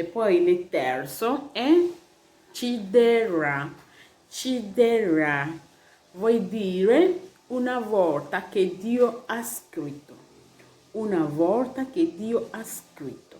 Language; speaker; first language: Italian; non-native, learner; Igbo